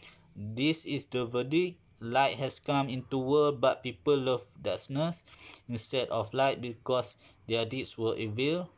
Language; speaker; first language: English; non-native, learner; Malay